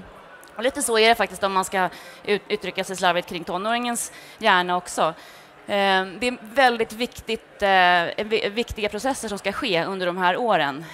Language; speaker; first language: Swedish; native; Swedish